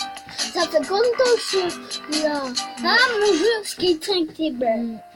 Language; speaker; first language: French; native; French